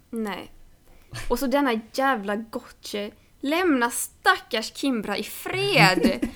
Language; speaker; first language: Swedish; native; Swedish